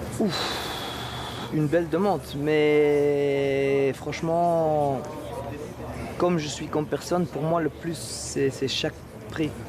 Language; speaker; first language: French; non-native, local second language; Dutch